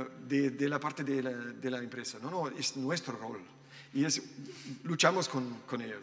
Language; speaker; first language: Spanish; non-native, learner; German